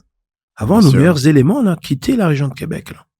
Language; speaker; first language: French; non-native, local second language; Arabic